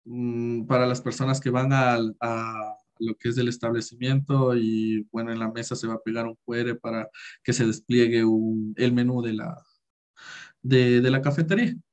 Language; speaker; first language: Spanish; native; Spanish